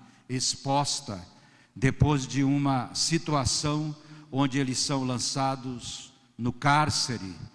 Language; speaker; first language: Portuguese; native; Portuguese